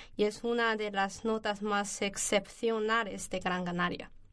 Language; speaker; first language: Spanish; non-native, learner; Chinese